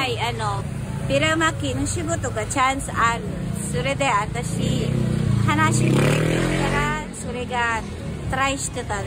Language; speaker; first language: Japanese; non-native, learner; Filipino